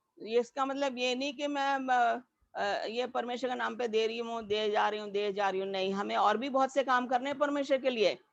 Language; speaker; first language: Hindi; native; Hindi